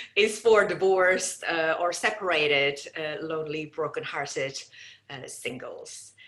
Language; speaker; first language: English; non-native, fluent; Indonesian